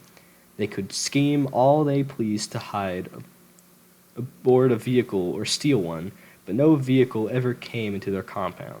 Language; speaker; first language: English; native; English